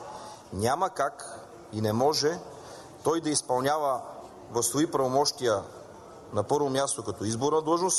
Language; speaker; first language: Bulgarian; native; Bulgarian